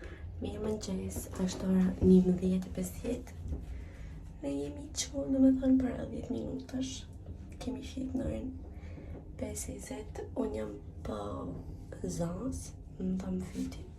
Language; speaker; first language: Albanian; early bilingual, heritage; Albanian